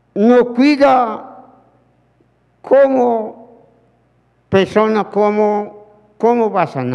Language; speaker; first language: Spanish; non-native, learner; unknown